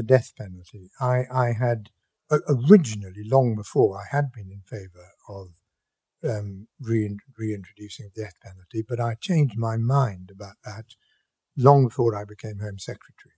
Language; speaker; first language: English; native; English